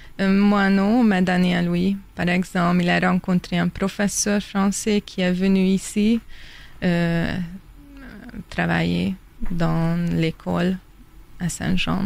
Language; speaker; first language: French; non-native, fluent; Hungarian